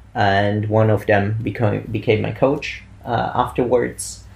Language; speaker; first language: English; non-native, fluent; Italian